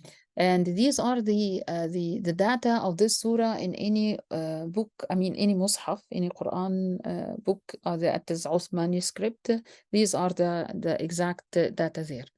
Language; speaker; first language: English; non-native, fluent; Arabic